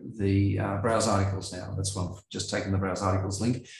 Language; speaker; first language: English; native; English